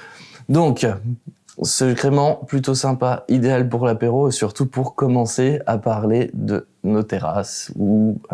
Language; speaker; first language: French; native; French